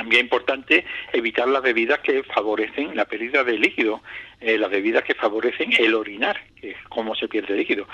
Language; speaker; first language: Spanish; native; Spanish